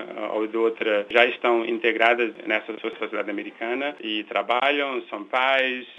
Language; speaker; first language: Portuguese; non-native, local second language; Kabuverdianu